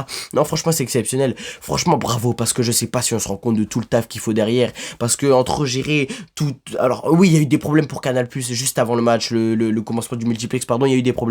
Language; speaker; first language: French; native; French